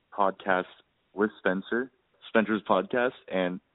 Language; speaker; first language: English; native; English